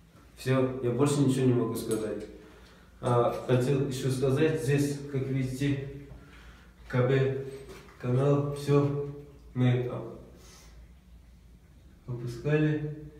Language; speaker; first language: Russian; non-native, local second language; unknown